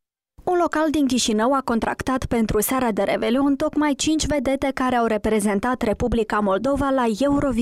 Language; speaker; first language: Romanian; native; Romanian